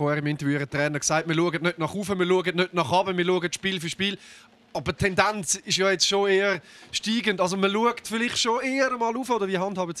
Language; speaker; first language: German; native; German